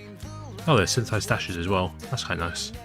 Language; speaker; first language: English; native; English